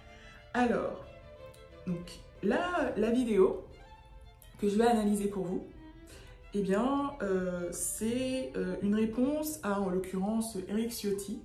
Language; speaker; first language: French; native; French